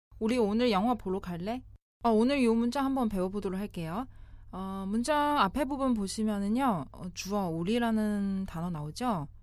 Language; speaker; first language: Korean; non-native, fluent; Chinese